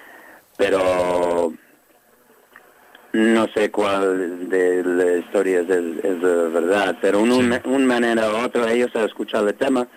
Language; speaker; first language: Spanish; non-native, learner; English